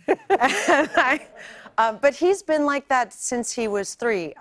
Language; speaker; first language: English; native; English